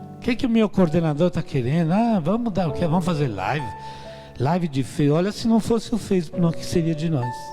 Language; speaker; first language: Portuguese; non-native, fluent; Italian